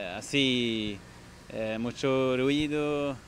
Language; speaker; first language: Spanish; non-native, fluent; Norwegian